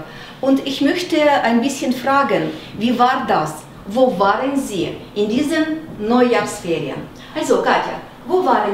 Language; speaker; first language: German; non-native, fluent; Russian